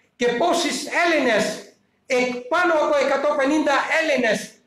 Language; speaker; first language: Greek; non-native, fluent; Urdu